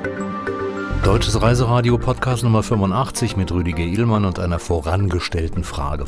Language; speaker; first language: German; native; German